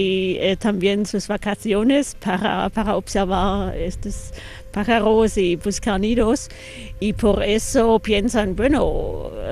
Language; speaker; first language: Spanish; non-native, fluent; German